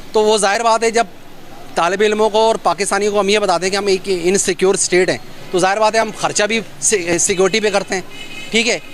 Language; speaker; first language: Urdu; non-native, local second language; Punjabi